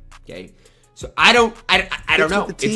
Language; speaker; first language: English; native; English